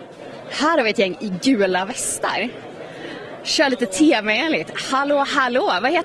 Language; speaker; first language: Swedish; native; Swedish